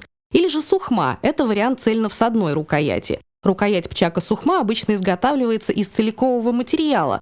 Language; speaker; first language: Russian; native; Russian